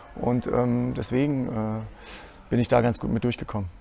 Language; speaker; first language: German; native; German